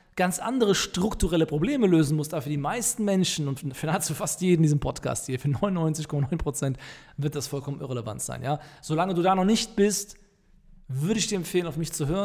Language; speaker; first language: German; native; German